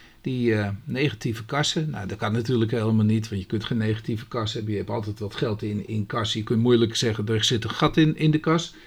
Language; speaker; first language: Dutch; native; Dutch